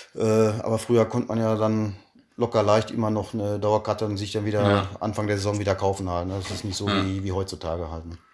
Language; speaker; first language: German; native; German